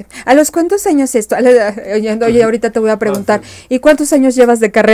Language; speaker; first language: Spanish; native; Spanish